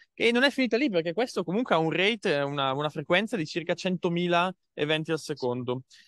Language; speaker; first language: Italian; native; Italian